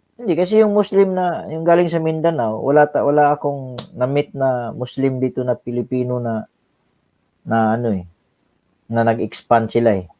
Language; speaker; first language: Filipino; native; Filipino